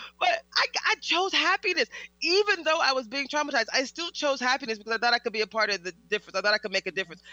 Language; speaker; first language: English; native; English